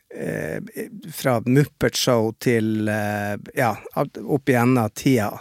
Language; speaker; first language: Norwegian; native; Norwegian